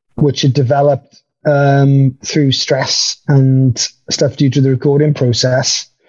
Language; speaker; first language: English; native; English